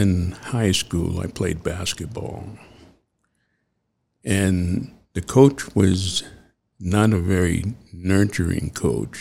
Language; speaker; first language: English; native; English